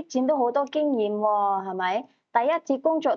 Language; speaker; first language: Cantonese; native; Cantonese